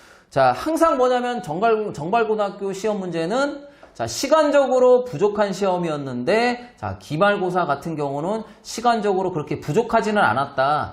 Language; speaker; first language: Korean; native; Korean